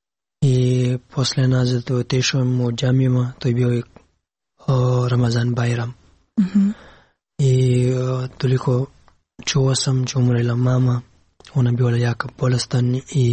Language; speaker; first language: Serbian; non-native, learner; Pashto